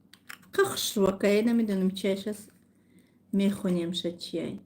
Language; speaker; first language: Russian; non-native, fluent; Tajik